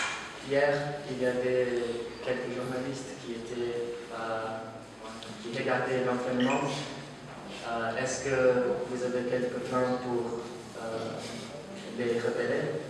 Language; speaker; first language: French; non-native, learner; Portuguese